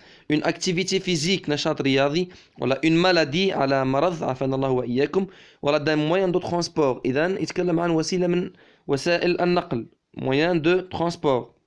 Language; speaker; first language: Arabic; native; Arabic